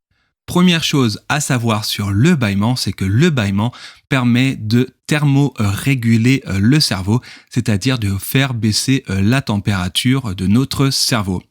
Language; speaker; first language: French; native; French